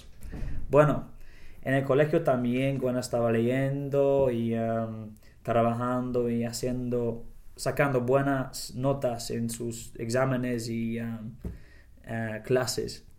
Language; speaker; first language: Spanish; non-native, learner; English